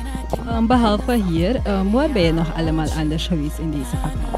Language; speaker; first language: Dutch; native; Dutch